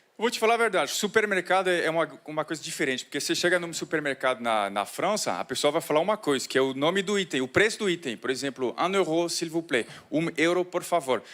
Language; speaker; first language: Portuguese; non-native, fluent; French